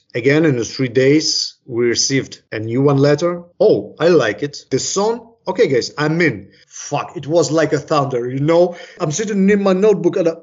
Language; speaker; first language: English; non-native, fluent; Ukrainian